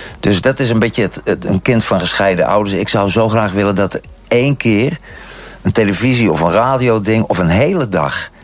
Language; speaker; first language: Dutch; native; Dutch